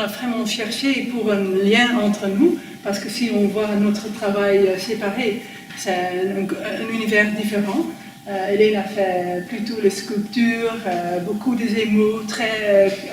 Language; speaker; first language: French; non-native, fluent; Dutch